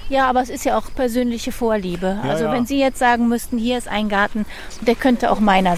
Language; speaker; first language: German; native; German